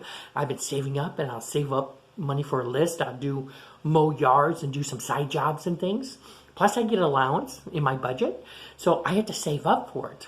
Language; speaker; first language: English; native; English